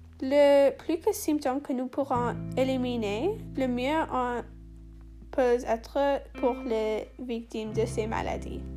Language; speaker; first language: French; non-native, learner; English